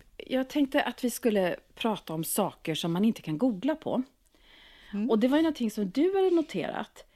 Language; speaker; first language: Swedish; native; Swedish